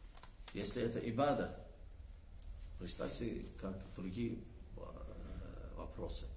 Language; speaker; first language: Russian; non-native, learner; Azerbaijani